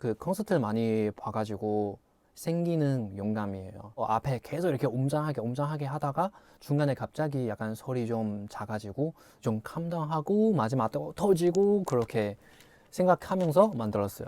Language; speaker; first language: Korean; non-native, fluent; Chinese